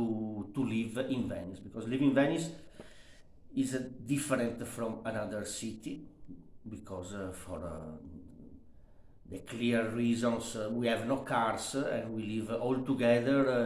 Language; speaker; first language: English; non-native, learner; Italian